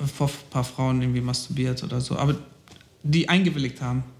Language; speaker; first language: English; early bilingual, other home language; Persian